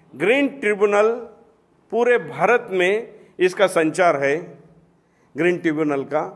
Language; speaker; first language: Hindi; non-native, local second language; Marathi